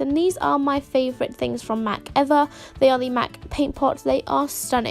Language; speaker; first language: English; native; English